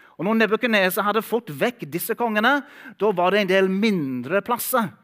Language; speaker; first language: Norwegian; non-native, fluent; English